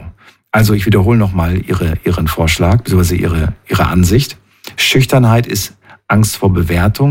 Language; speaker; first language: German; native; German